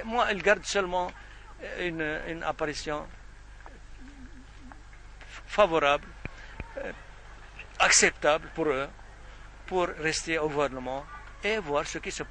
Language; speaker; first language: French; non-native, fluent; Arabic